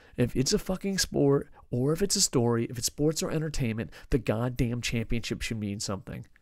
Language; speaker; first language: English; native; English